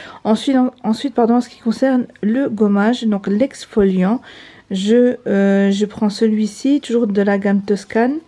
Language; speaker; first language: French; native; French